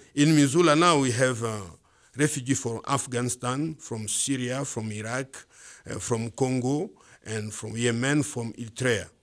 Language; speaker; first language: English; non-native, learner; Swahili